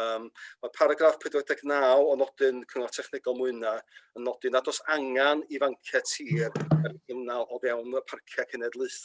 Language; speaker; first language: Welsh; native; Welsh